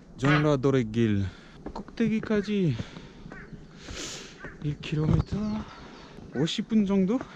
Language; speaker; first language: Korean; non-native, learner; French